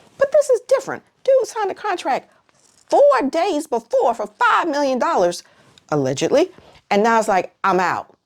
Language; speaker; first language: English; native; English